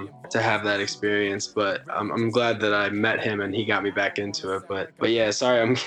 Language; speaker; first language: English; native; English